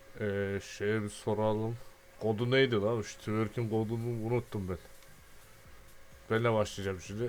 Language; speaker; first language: Turkish; native; Turkish